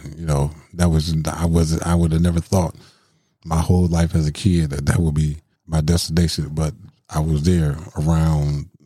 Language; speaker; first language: English; native; English